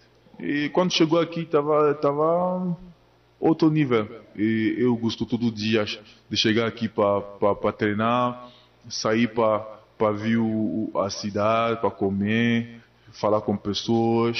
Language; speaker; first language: Portuguese; non-native, learner; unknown